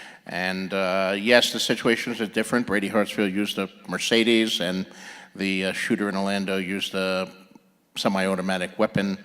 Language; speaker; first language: English; native; English